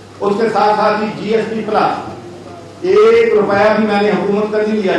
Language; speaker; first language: Urdu; non-native, local second language; Punjabi